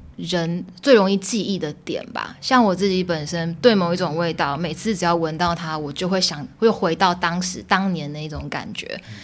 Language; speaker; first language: Chinese; early bilingual, heritage; Chinese